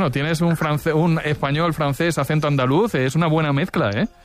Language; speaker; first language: Spanish; native; Spanish